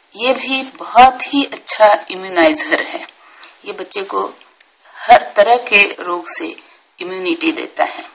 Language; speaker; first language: Hindi; non-native, local second language; Marathi